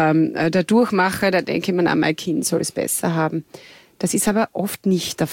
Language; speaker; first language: German; native; German